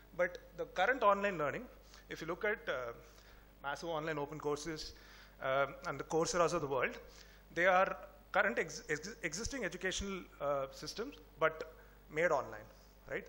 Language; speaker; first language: English; non-native, local second language; Tamil